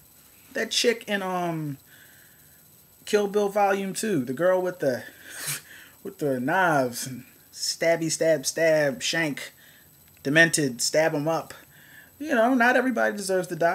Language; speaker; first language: English; native; English